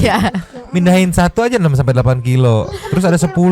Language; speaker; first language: Indonesian; native; Indonesian